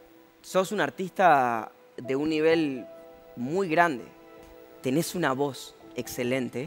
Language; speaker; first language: Spanish; native; Spanish